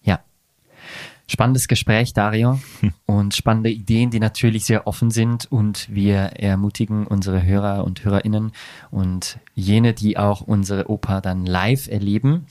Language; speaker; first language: German; native; German